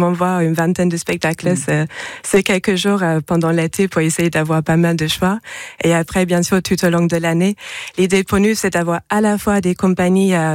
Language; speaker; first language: French; non-native, fluent; English